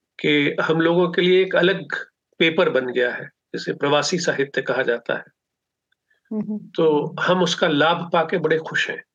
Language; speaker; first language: Hindi; non-native, local second language; Punjabi